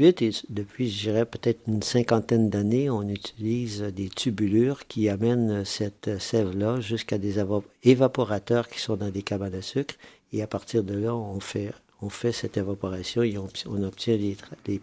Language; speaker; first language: French; native; French